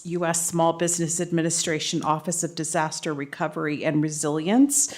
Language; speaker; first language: English; native; English